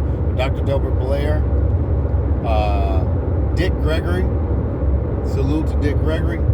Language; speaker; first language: English; native; English